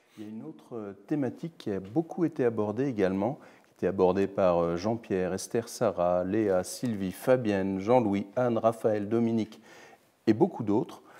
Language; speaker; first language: French; native; French